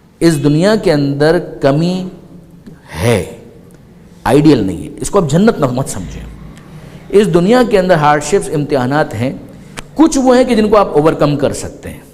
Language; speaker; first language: Urdu; native; Urdu